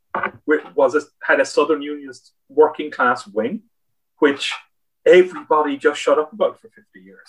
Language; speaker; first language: English; native; English